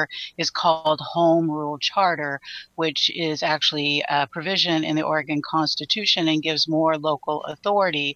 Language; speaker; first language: English; native; English